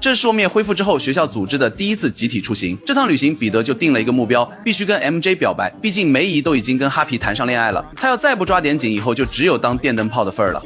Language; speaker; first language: Chinese; native; Chinese